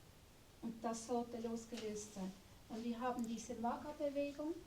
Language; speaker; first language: German; non-native, fluent; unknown